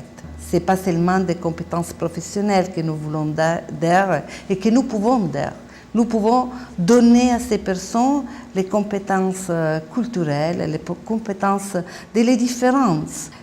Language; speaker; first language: French; non-native, learner; Italian